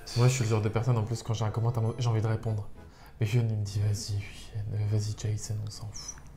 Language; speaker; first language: French; native; French